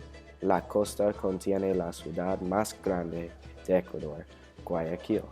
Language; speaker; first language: Spanish; non-native, learner; English